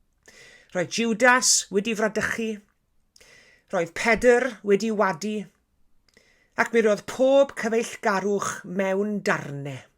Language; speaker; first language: Welsh; native; Welsh